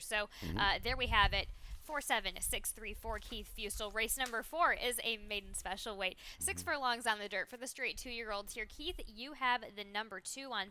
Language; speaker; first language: English; native; English